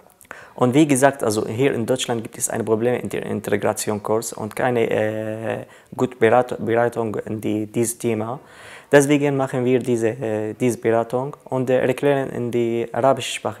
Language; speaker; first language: German; non-native, learner; Arabic